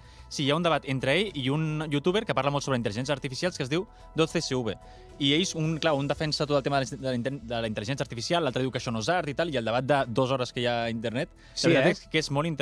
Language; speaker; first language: Catalan; native; Catalan